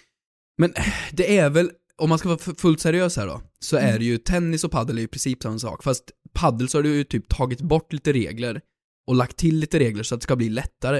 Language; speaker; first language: Swedish; native; Swedish